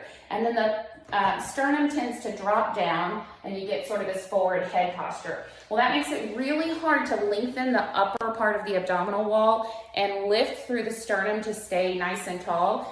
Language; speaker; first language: English; native; English